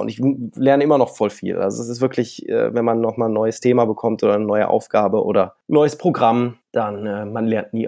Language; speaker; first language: German; native; German